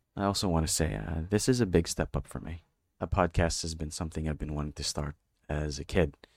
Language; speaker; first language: English; non-native, local second language; Filipino